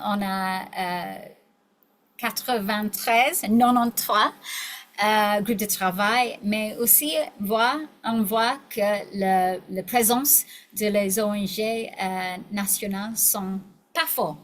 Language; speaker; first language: French; non-native, learner; English